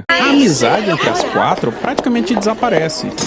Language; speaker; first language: Portuguese; native; Portuguese